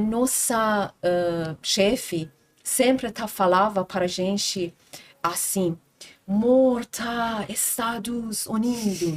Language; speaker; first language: Portuguese; non-native, learner; Persian